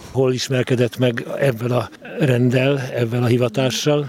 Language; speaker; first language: Hungarian; native; Hungarian